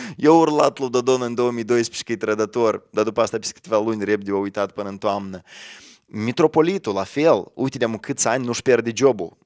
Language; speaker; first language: Romanian; native; Romanian